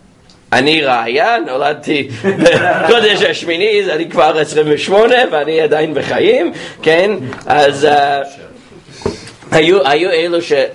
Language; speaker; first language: Hebrew; non-native, fluent; English